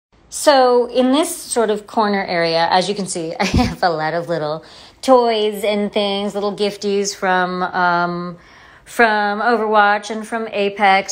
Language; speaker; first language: English; native; English